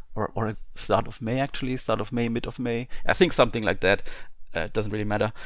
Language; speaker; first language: English; non-native, fluent; German